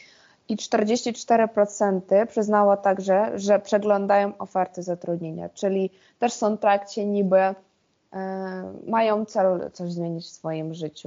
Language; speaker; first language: Polish; non-native, fluent; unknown